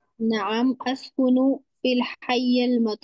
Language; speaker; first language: Arabic; non-native, learner; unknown